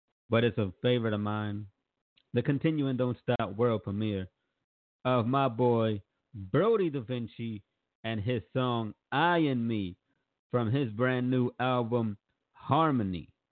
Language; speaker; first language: English; early bilingual, other home language; Spanish